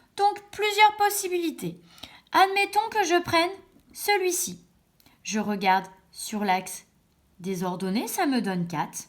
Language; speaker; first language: French; native; French